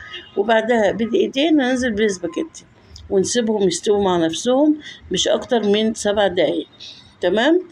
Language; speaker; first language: Arabic; native; Arabic